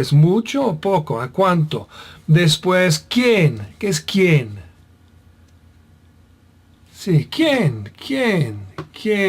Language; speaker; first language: Spanish; non-native, fluent; English